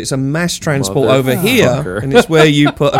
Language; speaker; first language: English; native; English